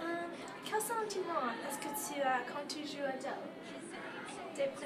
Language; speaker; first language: French; non-native, learner; English